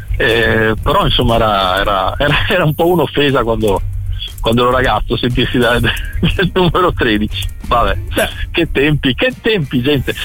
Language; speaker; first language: Italian; native; Italian